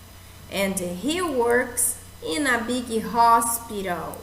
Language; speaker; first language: English; non-native, fluent; Portuguese